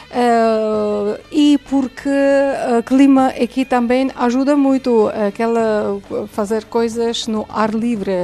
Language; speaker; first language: Portuguese; non-native, fluent; Armenian